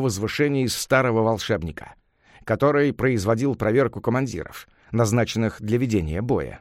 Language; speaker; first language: Russian; native; Russian